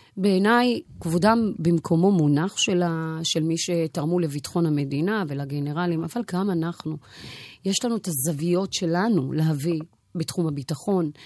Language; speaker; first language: Hebrew; early bilingual, other home language; Amharic